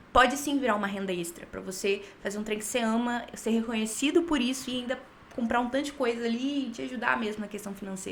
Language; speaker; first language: Portuguese; native; Portuguese